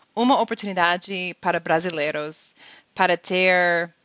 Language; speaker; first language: Portuguese; non-native, fluent; English